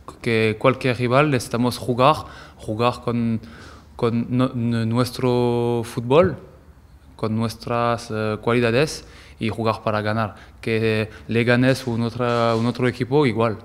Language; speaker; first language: Spanish; non-native, learner; French